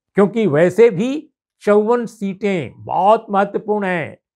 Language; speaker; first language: Hindi; native; Hindi